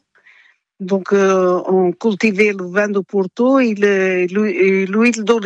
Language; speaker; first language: French; non-native, fluent; Portuguese